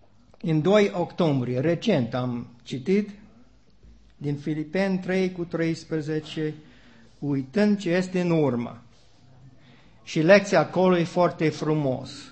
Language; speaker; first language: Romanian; non-native, learner; English